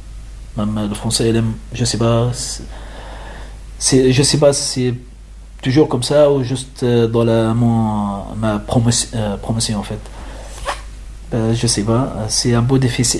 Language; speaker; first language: French; non-native, learner; Arabic